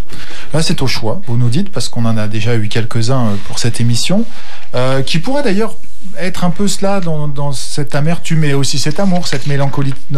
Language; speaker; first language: French; native; French